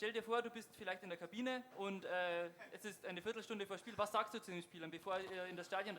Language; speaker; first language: German; native; German